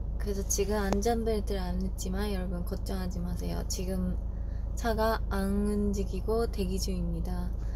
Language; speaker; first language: Korean; non-native, fluent; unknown